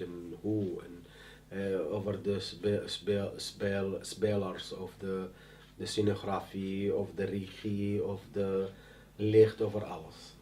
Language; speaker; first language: Dutch; non-native, learner; Arabic